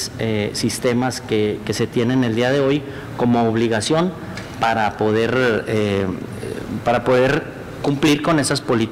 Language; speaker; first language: Spanish; native; Spanish